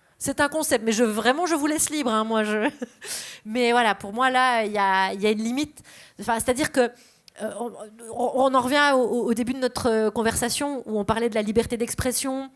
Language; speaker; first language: French; native; French